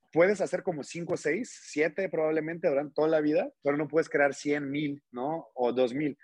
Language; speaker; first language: Spanish; non-native, fluent; Russian